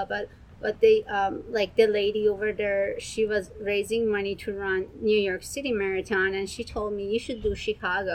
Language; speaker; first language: English; non-native, fluent; Persian